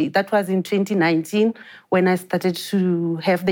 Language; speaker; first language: English; non-native, local second language; Venda